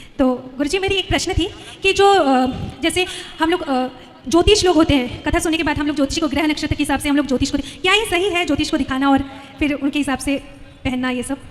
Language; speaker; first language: Hindi; non-native, local second language; Bangla